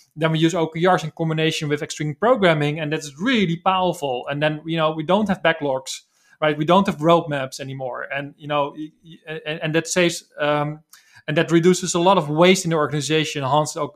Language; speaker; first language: English; non-native, fluent; Dutch